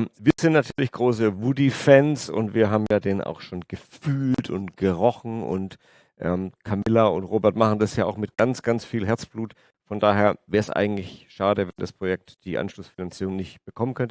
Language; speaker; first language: German; native; German